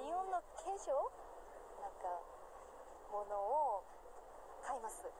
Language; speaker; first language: Japanese; non-native, learner; Korean